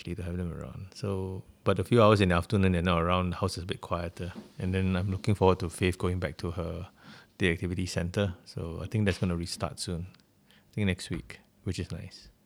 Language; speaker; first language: English; native; English